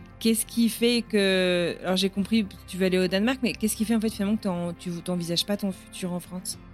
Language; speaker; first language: French; native; French